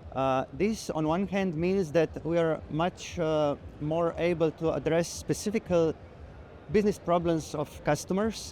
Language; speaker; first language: English; non-native, fluent; Slovenian